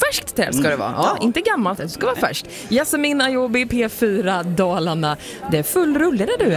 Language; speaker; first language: Swedish; native; Swedish